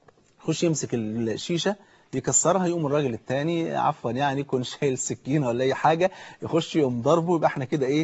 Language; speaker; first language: Arabic; native; Arabic